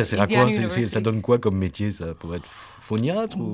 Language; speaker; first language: French; native; French